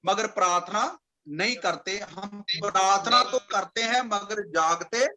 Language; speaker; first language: Hindi; non-native, local second language; Punjabi